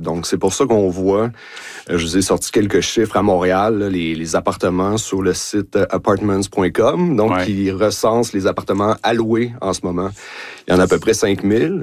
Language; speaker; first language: French; native; French